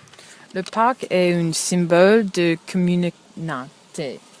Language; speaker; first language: French; non-native, learner; English